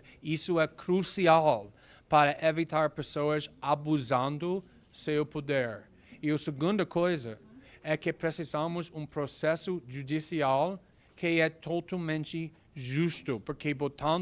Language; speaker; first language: Portuguese; non-native, fluent; English